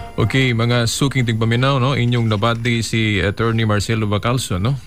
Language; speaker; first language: Cebuano; native; Cebuano